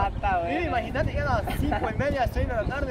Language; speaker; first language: Spanish; native; Spanish